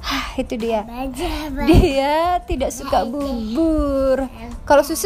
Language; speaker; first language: Indonesian; native; Indonesian